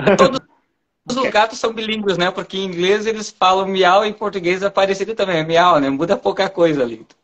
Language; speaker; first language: Portuguese; native; Portuguese